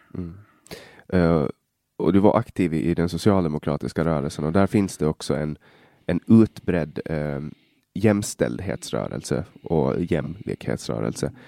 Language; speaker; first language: Swedish; native; Swedish